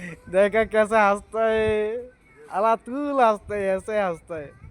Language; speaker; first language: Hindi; non-native, learner; Bangla